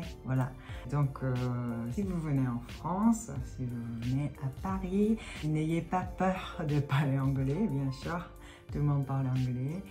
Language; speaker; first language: French; non-native, fluent; Japanese